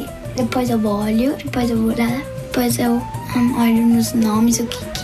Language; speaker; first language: Portuguese; early bilingual, heritage; Portuguese